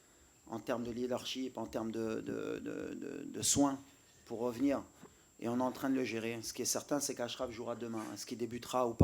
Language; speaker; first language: French; native; French